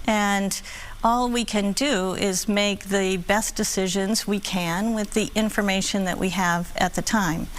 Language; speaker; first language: English; native; English